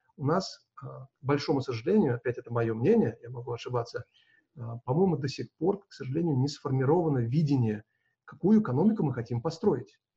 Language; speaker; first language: Russian; non-native, local second language; Uzbek